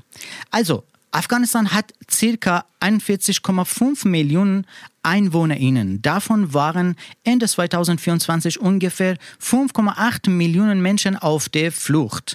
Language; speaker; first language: German; non-native, learner; Persian